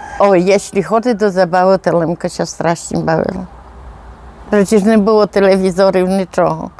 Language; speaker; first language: Polish; non-native, local second language; Rusyn